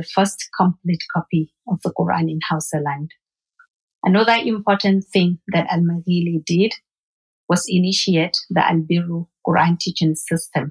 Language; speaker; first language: English; non-native, local second language; Hausa